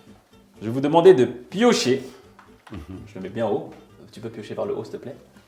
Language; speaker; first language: French; native; French